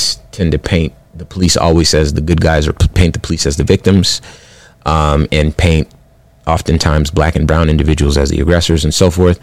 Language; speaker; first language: English; early bilingual, other home language; Spanish